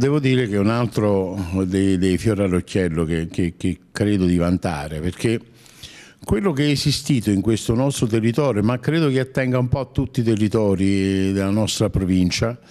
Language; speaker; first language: Italian; native; Italian